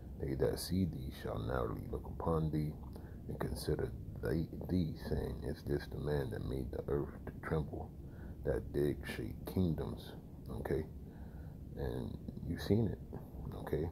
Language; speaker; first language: English; native; English